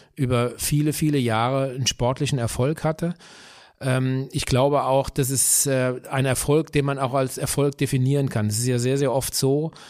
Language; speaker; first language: German; native; German